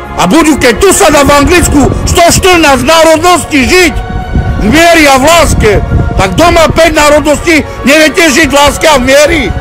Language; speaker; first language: Slovak; non-native, local second language; Romany